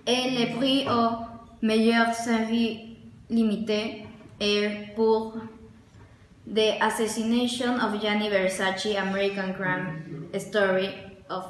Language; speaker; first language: French; non-native, learner; Spanish